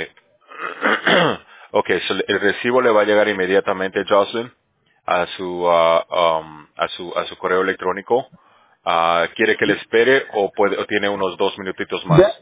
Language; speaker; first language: Spanish; native; Spanish